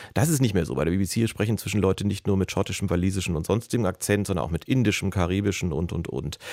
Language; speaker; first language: German; native; German